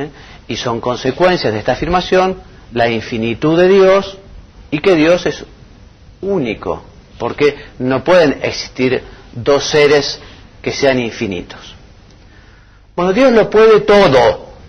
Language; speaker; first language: Spanish; native; Spanish